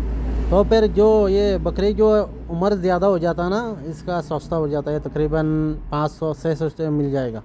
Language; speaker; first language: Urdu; non-native, fluent; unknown